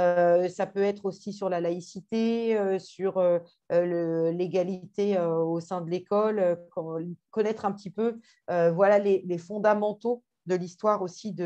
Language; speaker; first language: French; native; French